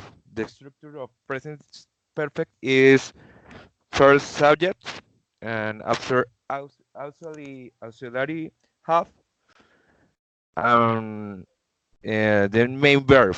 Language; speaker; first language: English; non-native, learner; Spanish